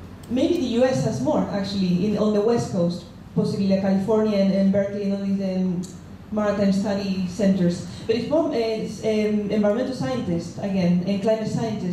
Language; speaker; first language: English; non-native, fluent; Spanish